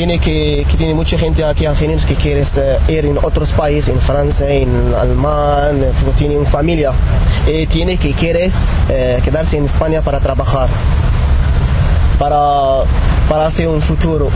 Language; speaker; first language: Spanish; non-native, learner; Arabic